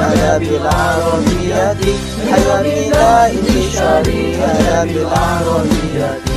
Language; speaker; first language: Arabic; non-native, learner; Indonesian